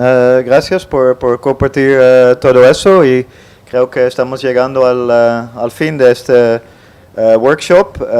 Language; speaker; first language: Spanish; non-native, fluent; Dutch